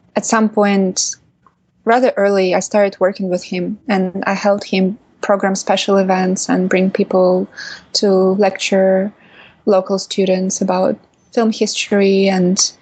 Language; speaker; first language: English; non-native, fluent; Russian